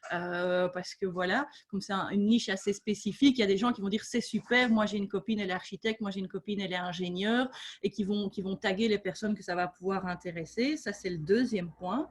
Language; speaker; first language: French; native; French